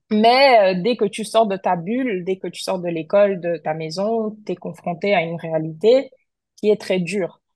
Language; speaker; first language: French; non-native, fluent; Portuguese